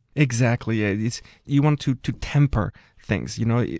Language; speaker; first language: English; non-native, fluent; French